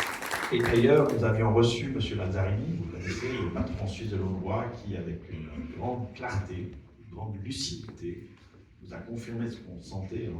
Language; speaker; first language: French; native; French